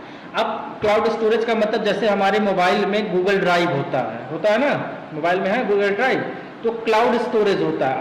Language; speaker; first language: Hindi; native; Hindi